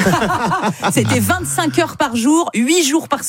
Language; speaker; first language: French; native; French